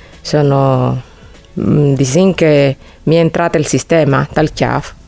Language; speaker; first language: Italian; non-native, fluent; Spanish